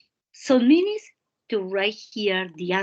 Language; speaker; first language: English; non-native, fluent; Spanish